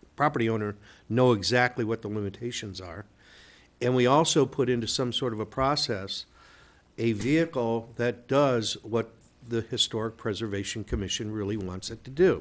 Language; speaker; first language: English; native; English